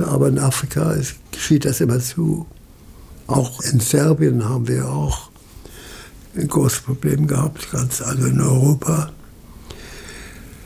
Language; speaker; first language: German; early bilingual, heritage; German